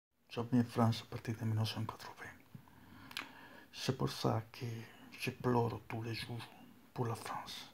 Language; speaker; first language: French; non-native, learner; Spanish